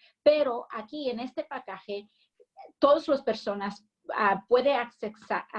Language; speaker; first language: Spanish; early bilingual, heritage; English